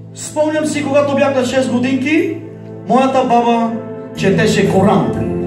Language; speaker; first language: Bulgarian; non-native, local second language; Turkish